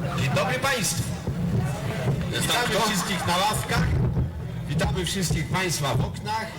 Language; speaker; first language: Polish; native; Polish